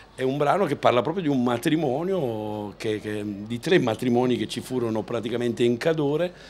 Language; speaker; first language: Italian; native; Italian